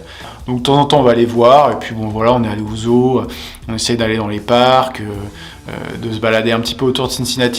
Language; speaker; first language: French; native; French